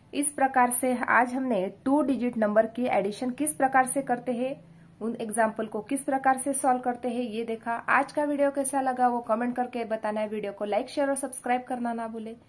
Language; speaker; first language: Hindi; non-native, local second language; Marathi